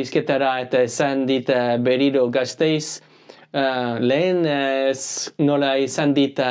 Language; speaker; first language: Basque; non-native, learner; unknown